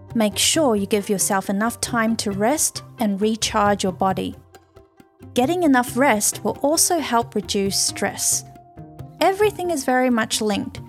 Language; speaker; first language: English; early bilingual, other home language; Chinese